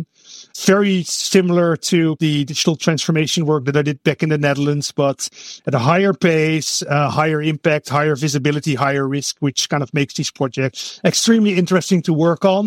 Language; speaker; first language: English; non-native, fluent; Dutch